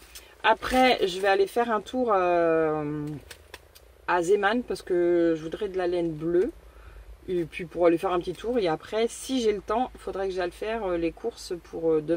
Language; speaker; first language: French; native; French